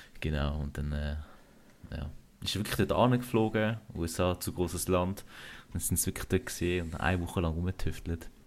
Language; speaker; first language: German; early bilingual, other home language; Kurdish